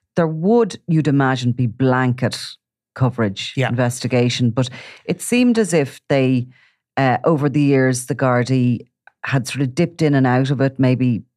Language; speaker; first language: English; native; English